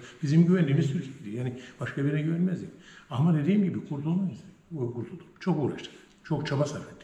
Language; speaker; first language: Turkish; native; Turkish